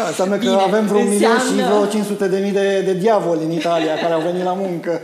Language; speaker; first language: Romanian; native; Romanian